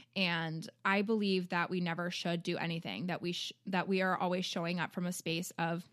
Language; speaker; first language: English; native; English